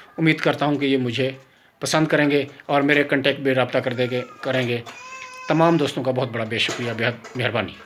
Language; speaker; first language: Urdu; non-native, local second language; Saraiki